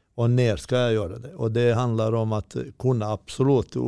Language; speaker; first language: Swedish; non-native, learner; Bosnian